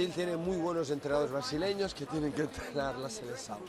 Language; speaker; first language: Spanish; native; Spanish